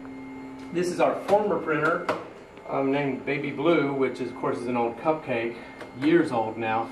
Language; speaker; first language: English; native; English